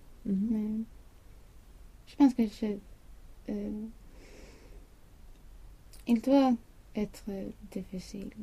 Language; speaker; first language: French; non-native, learner; Swedish